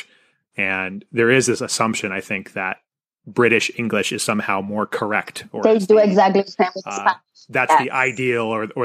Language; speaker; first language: English; native; English